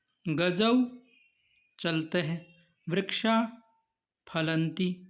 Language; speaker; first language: Hindi; native; Hindi